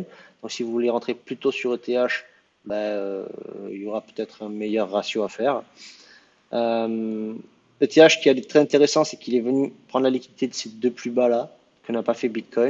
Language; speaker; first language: French; native; French